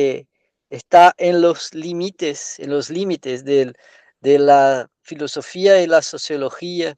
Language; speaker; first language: Spanish; non-native, learner; Portuguese